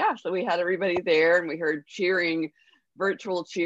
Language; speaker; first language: English; native; English